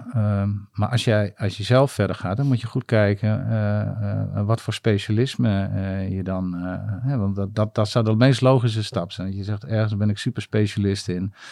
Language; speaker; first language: Dutch; native; Dutch